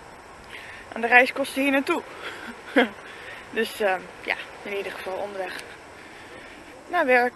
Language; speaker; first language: Dutch; native; Dutch